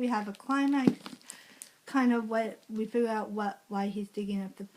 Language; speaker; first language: English; native; English